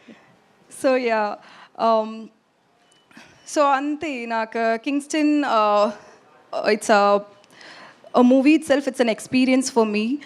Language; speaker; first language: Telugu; non-native, learner; Tamil